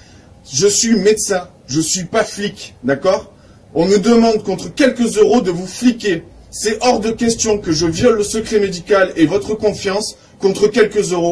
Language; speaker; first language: French; native; French